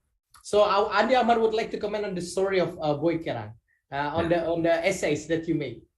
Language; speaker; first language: English; non-native, fluent; Indonesian